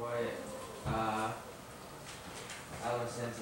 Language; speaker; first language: Spanish; non-native, learner; English